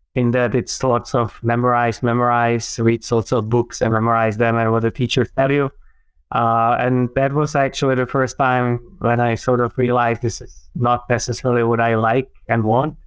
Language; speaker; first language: English; non-native, fluent; Czech